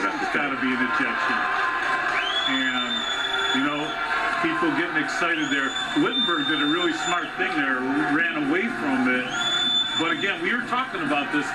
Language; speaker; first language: English; native; English